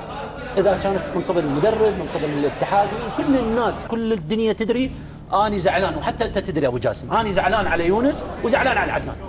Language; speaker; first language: Arabic; native; Arabic